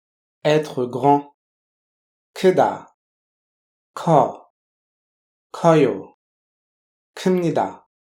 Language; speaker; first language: Korean; non-native, fluent; French